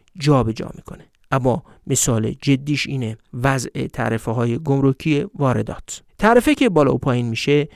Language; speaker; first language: Persian; native; Persian